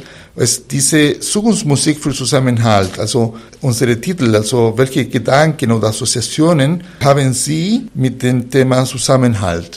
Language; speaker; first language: German; non-native, fluent; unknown